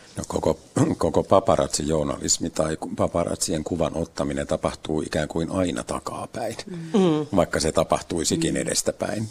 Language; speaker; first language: Finnish; native; Finnish